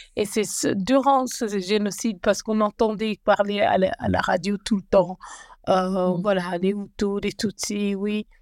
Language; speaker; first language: French; native; French